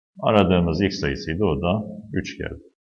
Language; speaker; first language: Turkish; native; Turkish